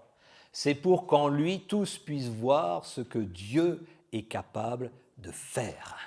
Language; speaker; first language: French; native; French